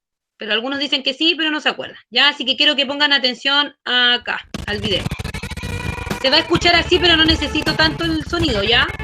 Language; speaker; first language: Spanish; native; Spanish